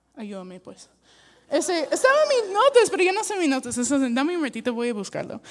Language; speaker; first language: Spanish; non-native, fluent; English